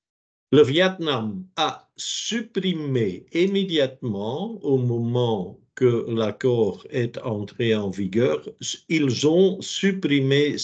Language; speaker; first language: French; non-native, local second language; Dutch